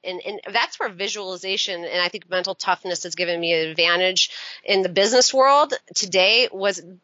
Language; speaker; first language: English; native; English